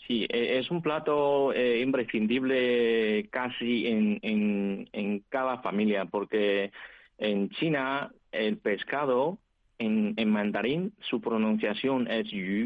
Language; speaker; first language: Spanish; non-native, fluent; Chinese